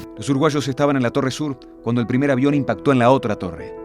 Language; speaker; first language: Spanish; native; Spanish